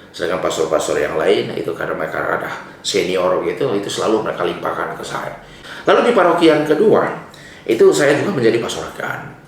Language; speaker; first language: Indonesian; non-native, local second language; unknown